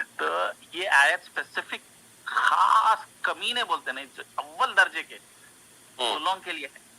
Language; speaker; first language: Urdu; native; Urdu